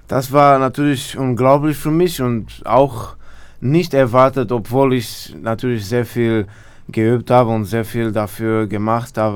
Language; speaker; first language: German; non-native, fluent; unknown